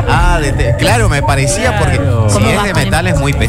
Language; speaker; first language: Spanish; native; Spanish